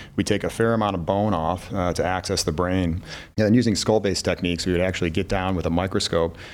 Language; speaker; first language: English; native; English